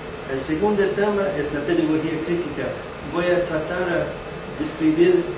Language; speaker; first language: Spanish; non-native, fluent; English